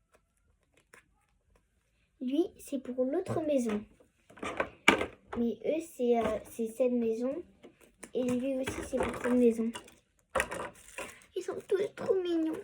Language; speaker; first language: French; native; French